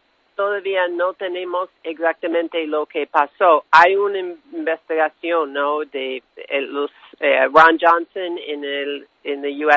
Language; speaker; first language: Spanish; non-native, fluent; English